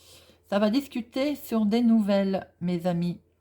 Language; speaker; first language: French; native; French